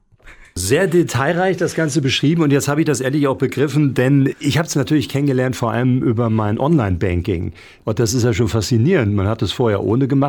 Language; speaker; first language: German; native; German